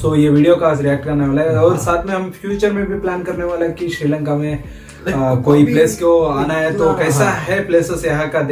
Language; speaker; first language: Hindi; non-native, local second language; Kannada